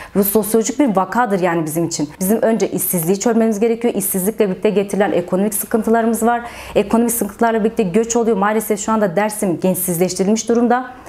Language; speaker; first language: Turkish; native; Turkish